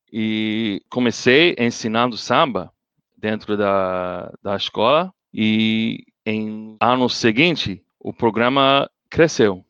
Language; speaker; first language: Portuguese; non-native, learner; English